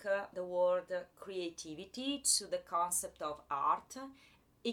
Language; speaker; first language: English; non-native, fluent; Italian